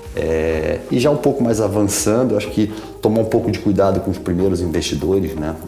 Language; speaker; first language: Portuguese; native; Portuguese